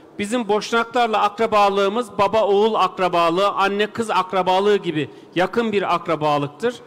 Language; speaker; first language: Turkish; native; Turkish